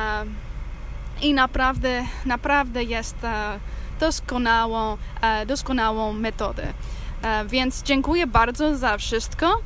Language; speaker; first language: Polish; non-native, learner; English